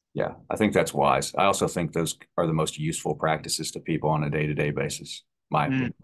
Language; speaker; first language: English; native; English